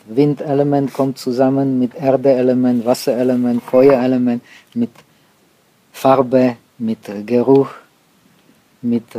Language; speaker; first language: German; non-native, fluent; Czech